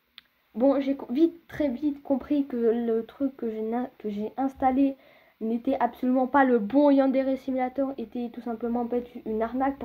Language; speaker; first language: French; native; French